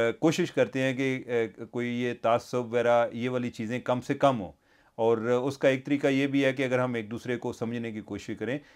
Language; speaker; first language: Urdu; non-native, local second language; Punjabi